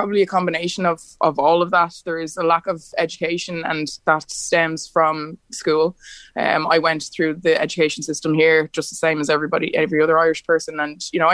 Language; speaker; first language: English; native; English